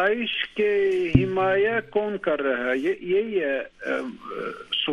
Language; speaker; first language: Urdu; non-native, learner; Turkish